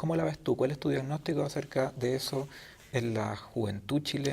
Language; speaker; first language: Spanish; native; Spanish